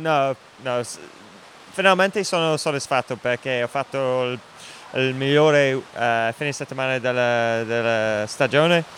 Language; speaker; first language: Italian; non-native, fluent; English